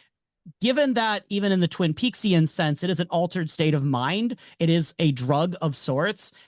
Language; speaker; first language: English; native; English